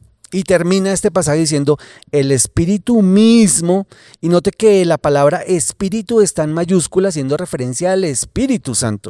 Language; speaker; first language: Spanish; native; Spanish